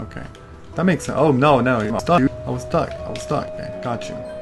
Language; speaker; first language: English; native; English